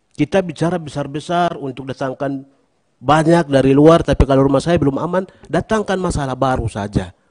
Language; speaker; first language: Indonesian; non-native, local second language; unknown